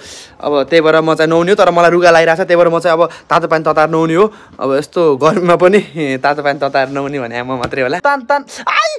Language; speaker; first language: Nepali; native; Nepali